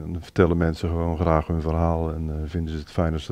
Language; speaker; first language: Dutch; native; Dutch